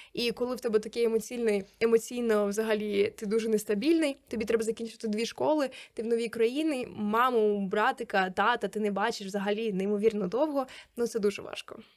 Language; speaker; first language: Ukrainian; native; Ukrainian